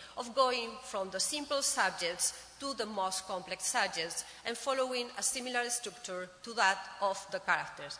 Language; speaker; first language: English; non-native, fluent; Spanish